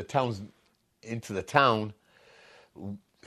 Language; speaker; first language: English; non-native, local second language; Punjabi